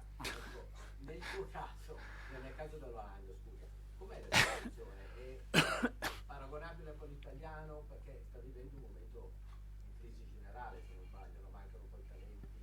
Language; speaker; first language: Italian; native; Italian